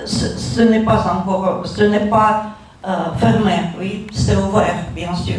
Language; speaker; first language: French; non-native, fluent; Russian